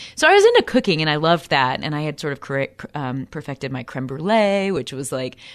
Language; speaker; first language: English; native; English